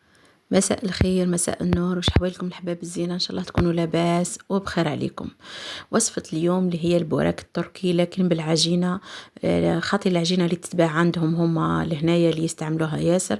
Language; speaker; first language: Arabic; native; Arabic